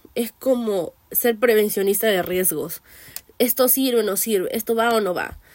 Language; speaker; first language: Spanish; native; Spanish